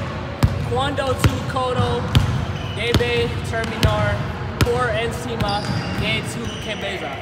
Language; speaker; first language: Spanish; non-native, learner; English